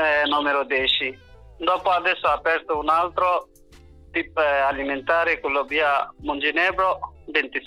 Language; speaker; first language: Italian; non-native, learner; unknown